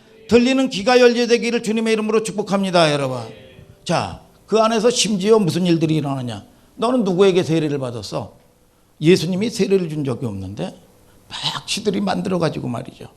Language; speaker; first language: Korean; native; Korean